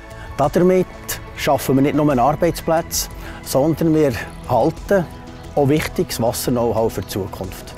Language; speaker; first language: German; native; German